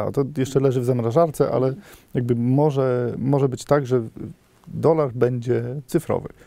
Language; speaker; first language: Polish; native; Polish